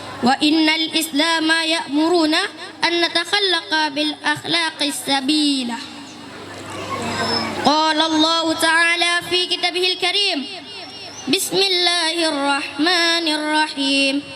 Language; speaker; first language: Arabic; non-native, learner; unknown